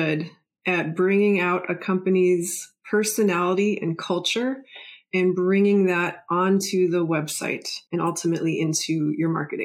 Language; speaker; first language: English; native; English